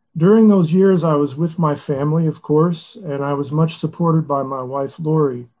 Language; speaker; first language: English; native; English